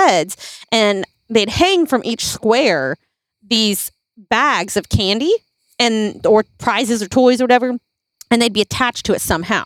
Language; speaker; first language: English; native; English